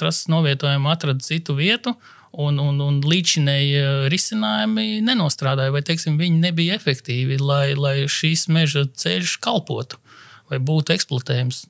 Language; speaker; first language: Latvian; native; Latvian